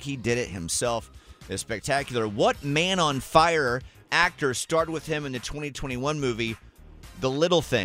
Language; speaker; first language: English; native; English